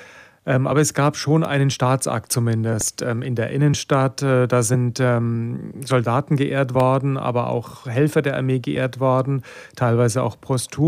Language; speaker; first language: German; native; German